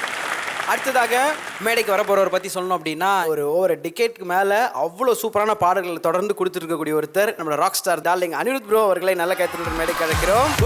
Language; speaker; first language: Tamil; native; Tamil